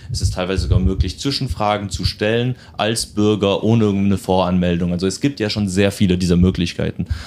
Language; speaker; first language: German; early bilingual, other home language; French